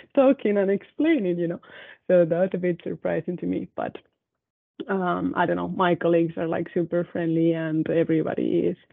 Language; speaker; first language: English; non-native, fluent; Spanish